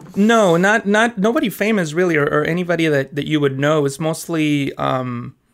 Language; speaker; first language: English; early bilingual, other home language; Spanish